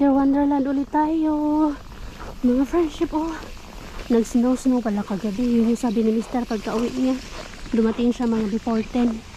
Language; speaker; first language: Filipino; non-native, local second language; Cebuano